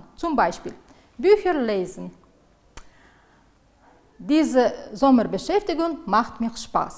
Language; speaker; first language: German; non-native, fluent; Uzbek